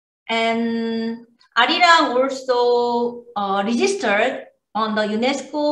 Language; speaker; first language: English; non-native, learner; Korean